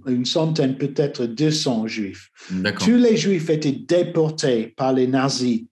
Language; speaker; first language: French; non-native, learner; English